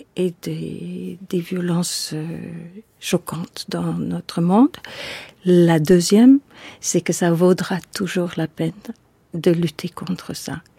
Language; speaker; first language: French; non-native, fluent; English